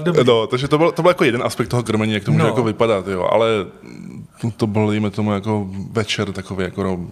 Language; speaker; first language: Czech; native; Czech